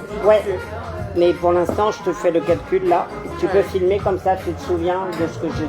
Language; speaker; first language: French; native; French